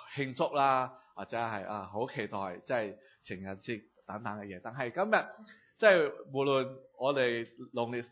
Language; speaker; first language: Cantonese; native; Cantonese